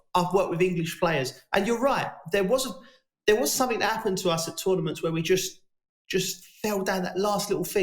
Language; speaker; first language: English; native; English